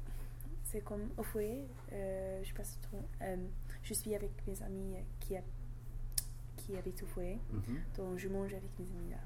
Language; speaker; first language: French; non-native, learner; English